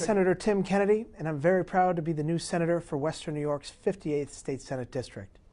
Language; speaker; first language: English; native; English